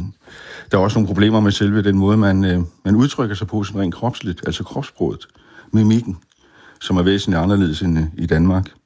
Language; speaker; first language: Danish; native; Danish